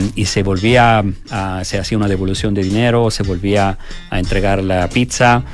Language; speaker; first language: Spanish; non-native, fluent; Italian